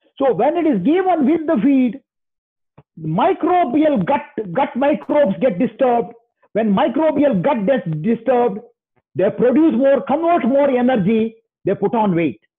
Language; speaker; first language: English; non-native, local second language; Kannada